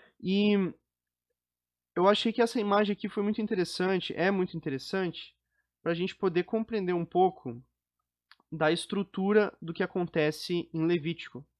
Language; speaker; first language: Portuguese; native; Portuguese